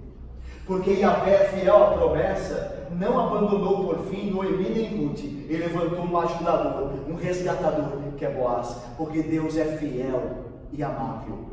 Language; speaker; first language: Portuguese; native; Portuguese